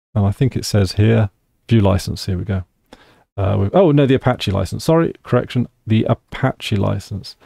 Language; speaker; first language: English; native; English